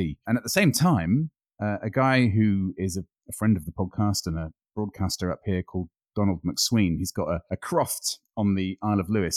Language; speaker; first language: English; native; English